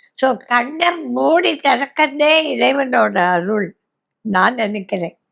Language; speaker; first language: Tamil; native; Tamil